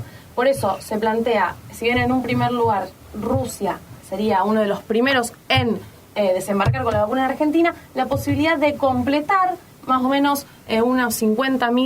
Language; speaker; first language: Spanish; native; Spanish